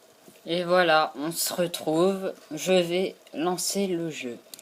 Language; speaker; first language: French; native; French